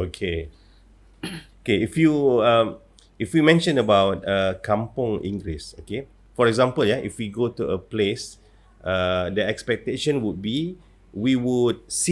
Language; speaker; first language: English; non-native, fluent; Malay